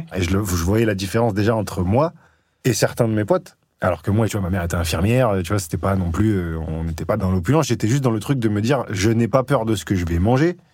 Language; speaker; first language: French; native; French